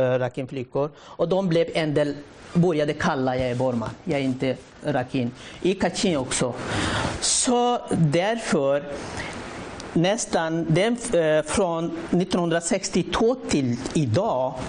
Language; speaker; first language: Swedish; non-native, learner; Rohingya